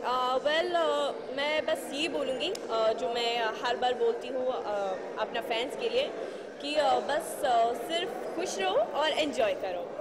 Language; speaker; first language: Hindi; non-native, learner; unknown